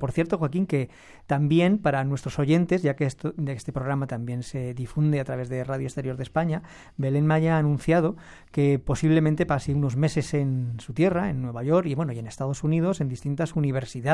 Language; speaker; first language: Spanish; native; Spanish